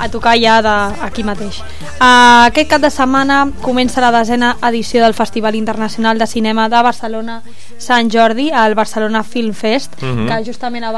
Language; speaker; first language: Catalan; native; Catalan